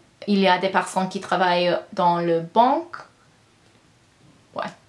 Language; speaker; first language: French; non-native, learner; English